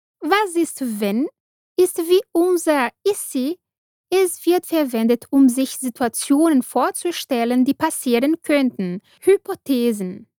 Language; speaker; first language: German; non-native, fluent; Portuguese